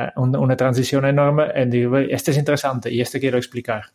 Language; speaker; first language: Spanish; non-native, fluent; Dutch